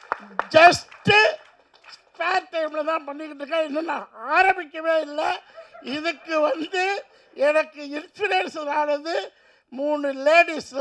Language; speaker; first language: Tamil; native; Tamil